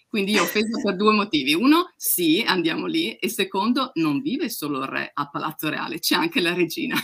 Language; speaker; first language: Italian; native; Italian